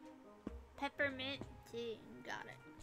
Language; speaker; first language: English; native; English